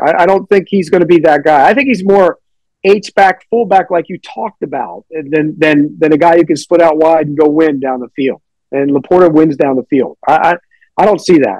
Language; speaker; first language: English; native; English